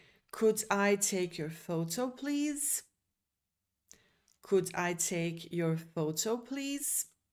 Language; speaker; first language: English; non-native, fluent; Serbian